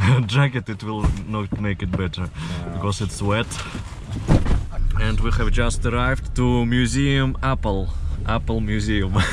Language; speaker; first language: English; non-native, fluent; Russian